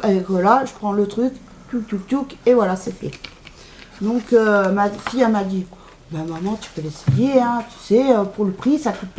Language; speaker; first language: French; native; French